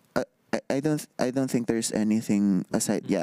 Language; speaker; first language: English; non-native, local second language; Filipino